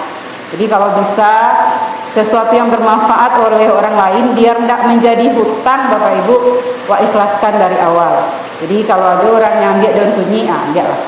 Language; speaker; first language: Indonesian; native; Indonesian